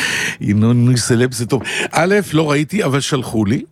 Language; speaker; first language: Hebrew; native; Hebrew